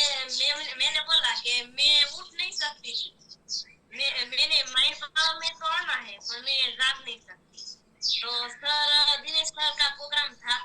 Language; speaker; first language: Hindi; non-native, local second language; Gujarati